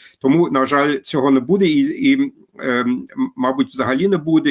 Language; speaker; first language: Ukrainian; non-native, fluent; German